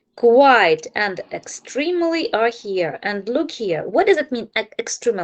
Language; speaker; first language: English; non-native, fluent; Ukrainian